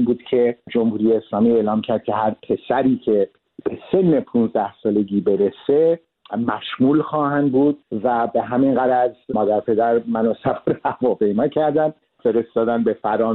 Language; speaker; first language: Persian; early bilingual, heritage; Persian